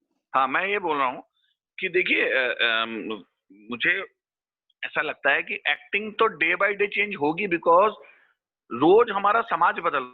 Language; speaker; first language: Hindi; native; Hindi